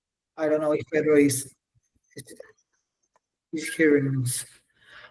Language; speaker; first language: English; non-native, learner; Spanish